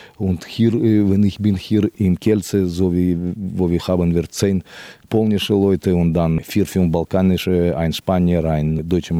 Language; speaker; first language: German; non-native, fluent; Russian